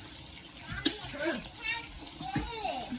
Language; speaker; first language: English; early bilingual, other home language; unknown